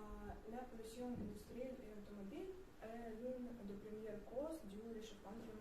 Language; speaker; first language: French; non-native, learner; Russian